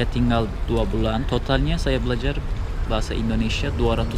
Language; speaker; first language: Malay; non-native, fluent; Turkish